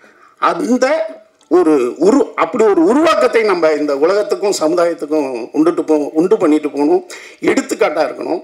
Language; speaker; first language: Tamil; native; Tamil